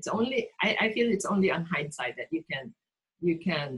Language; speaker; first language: English; non-native, local second language; Cebuano